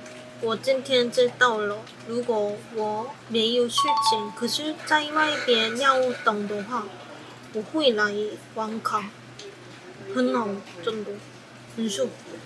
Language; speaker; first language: Chinese; non-native, learner; Korean